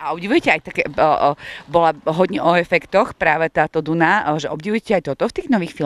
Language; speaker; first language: Slovak; native; Slovak